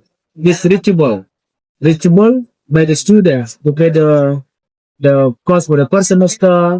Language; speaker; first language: English; non-native, fluent; Indonesian